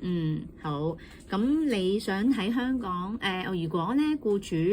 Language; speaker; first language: Cantonese; native; Cantonese